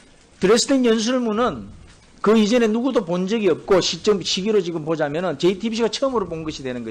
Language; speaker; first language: Korean; native; Korean